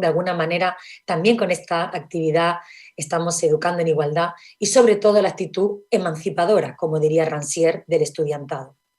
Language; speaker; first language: Spanish; native; Spanish